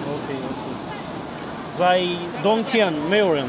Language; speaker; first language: Chinese; non-native, learner; Central Kurdish